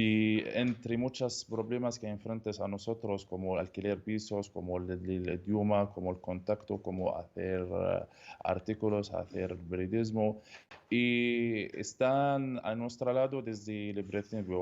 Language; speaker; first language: Spanish; non-native, learner; Arabic